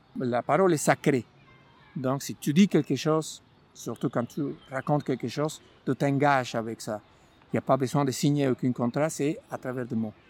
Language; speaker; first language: French; non-native, fluent; Spanish